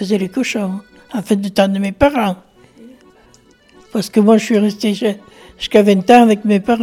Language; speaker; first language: French; native; French